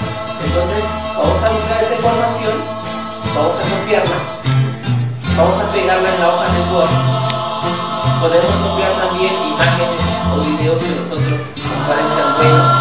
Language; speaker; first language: Spanish; native; Spanish